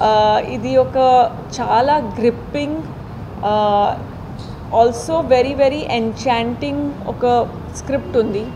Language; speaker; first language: Telugu; non-native, fluent; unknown